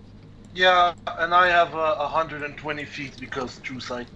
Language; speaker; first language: English; native; English